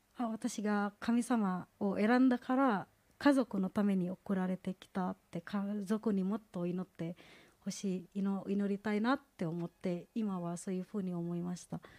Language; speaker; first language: Japanese; non-native, fluent; Indonesian